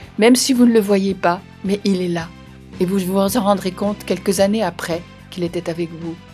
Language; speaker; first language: French; native; French